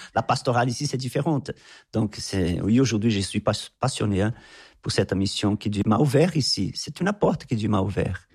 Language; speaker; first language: French; non-native, fluent; Portuguese